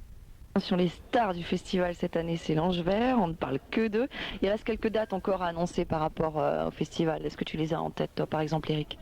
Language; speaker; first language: French; native; French